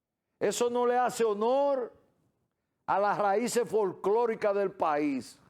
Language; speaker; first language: Spanish; native; Spanish